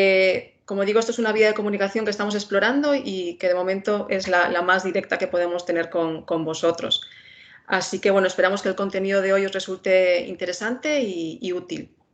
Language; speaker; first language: Spanish; native; Spanish